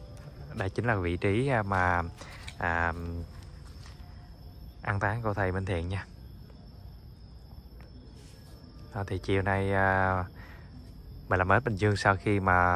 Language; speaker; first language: Vietnamese; native; Vietnamese